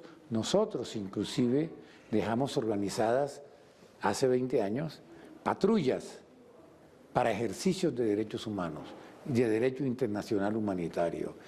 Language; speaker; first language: Spanish; native; Spanish